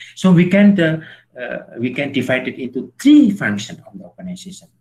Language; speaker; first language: English; non-native, learner; Indonesian